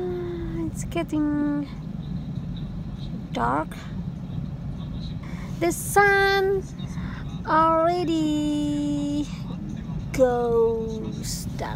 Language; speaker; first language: English; non-native, fluent; Indonesian